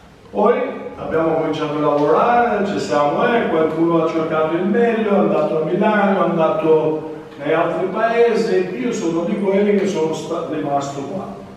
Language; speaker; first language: Italian; non-native, fluent; Albanian